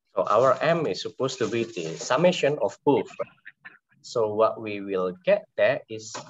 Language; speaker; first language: English; non-native, fluent; Indonesian